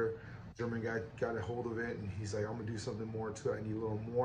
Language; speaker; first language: English; native; English